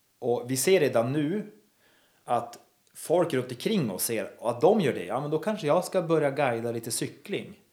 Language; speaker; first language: Swedish; native; Swedish